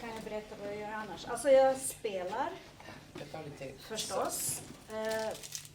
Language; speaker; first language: Swedish; non-native, fluent; Serbian